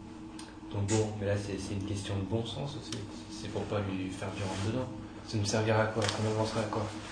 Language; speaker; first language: French; native; French